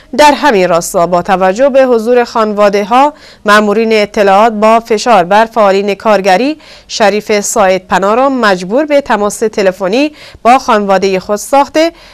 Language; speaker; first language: Persian; non-native, local second language; Kurdish